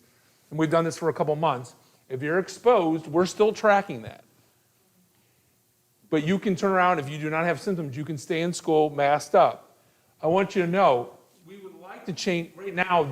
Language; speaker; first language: English; native; English